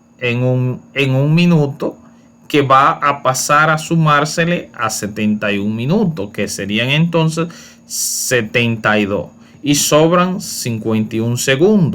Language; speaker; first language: Spanish; native; Spanish